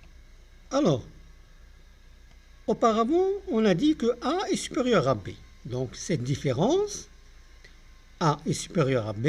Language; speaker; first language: French; non-native, local second language; Arabic